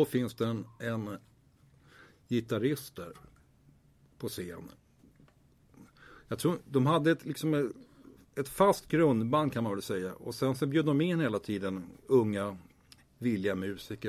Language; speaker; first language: Swedish; native; Swedish